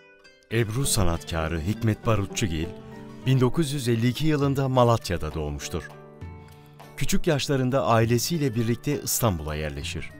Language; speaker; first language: Turkish; native; Turkish